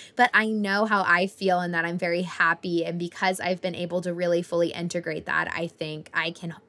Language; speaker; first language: English; native; English